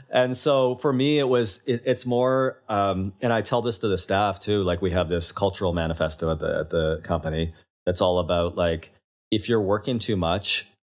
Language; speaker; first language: English; native; English